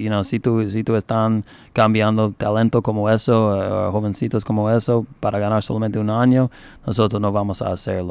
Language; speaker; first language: Spanish; non-native, learner; English